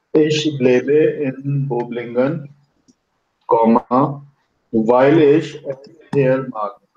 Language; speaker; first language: German; non-native, learner; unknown